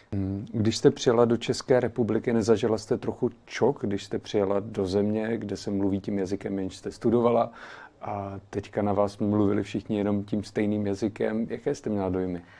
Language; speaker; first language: Czech; native; Czech